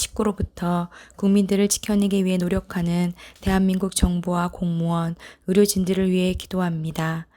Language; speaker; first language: Korean; native; Korean